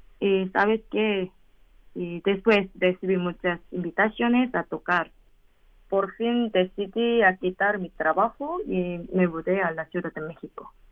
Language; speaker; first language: Spanish; non-native, learner; Korean